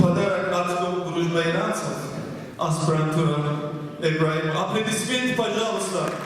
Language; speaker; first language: Russian; non-native, learner; Persian